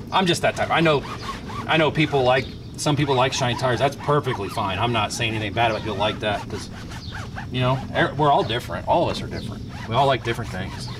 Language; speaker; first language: English; native; English